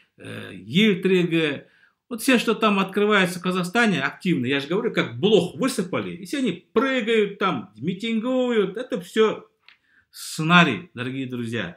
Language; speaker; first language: Russian; native; Russian